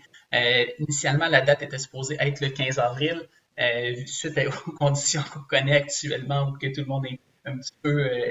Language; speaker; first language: French; native; French